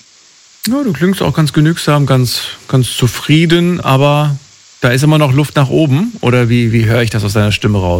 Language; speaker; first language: German; native; German